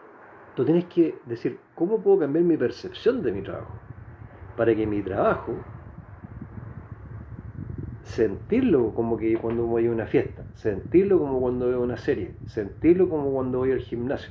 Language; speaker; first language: Spanish; native; Spanish